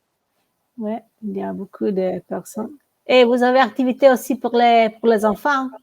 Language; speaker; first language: French; non-native, learner; Italian